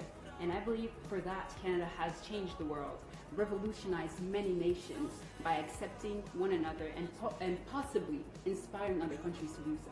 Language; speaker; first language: English; non-native, learner; Serbian